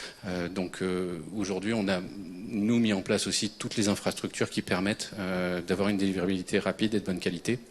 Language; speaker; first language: French; native; French